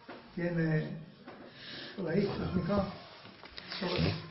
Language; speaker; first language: Spanish; non-native, learner; Hebrew